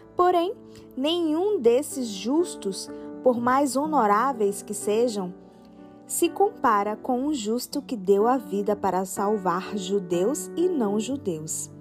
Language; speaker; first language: Portuguese; native; Portuguese